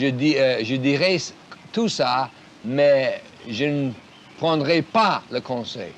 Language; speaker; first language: French; non-native, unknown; English